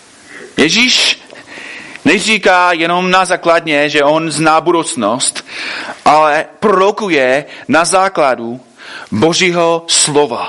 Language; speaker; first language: Czech; non-native, fluent; English